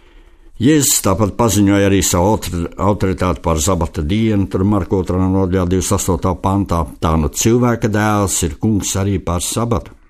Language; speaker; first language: Latvian; native; Latvian